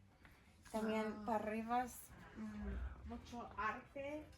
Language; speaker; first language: Spanish; early bilingual, heritage; Spanish